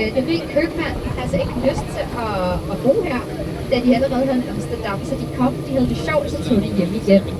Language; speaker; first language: Danish; non-native, fluent; English